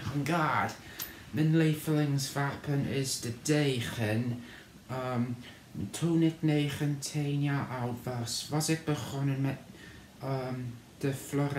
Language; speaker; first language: Dutch; non-native, learner; English